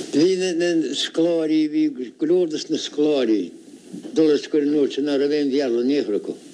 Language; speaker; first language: Irish; native; Irish